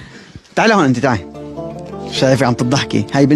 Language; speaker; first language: Arabic; native; Arabic